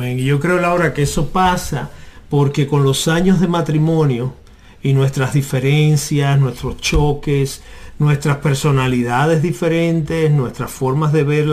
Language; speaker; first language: Spanish; native; Spanish